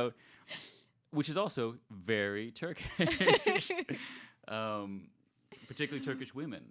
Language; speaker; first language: English; native; English